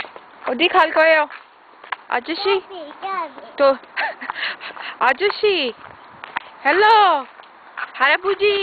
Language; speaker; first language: Korean; non-native, learner; English